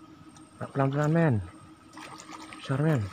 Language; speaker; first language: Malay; non-native, local second language; Javanese